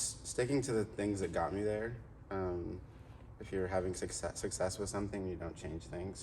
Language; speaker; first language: English; native; English